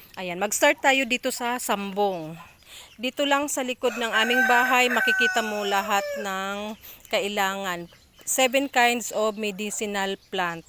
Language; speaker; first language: Filipino; non-native, local second language; Bikol